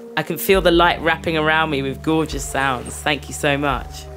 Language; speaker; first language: English; native; English